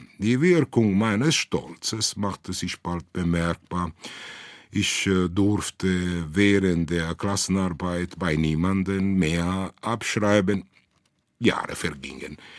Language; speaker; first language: German; non-native, fluent; Italian